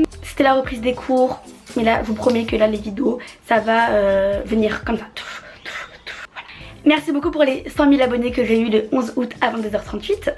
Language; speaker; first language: French; native; French